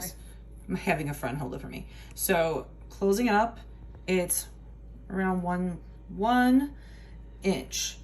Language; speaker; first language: English; native; English